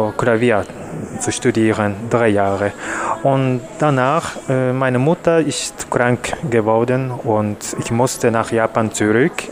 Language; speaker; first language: German; non-native, learner; Japanese